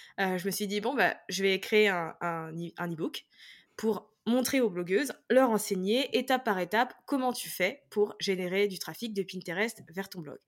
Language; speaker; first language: French; native; French